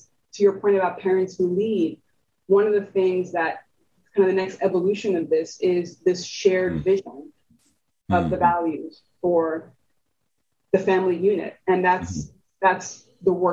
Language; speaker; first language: English; early bilingual, other home language; Spanish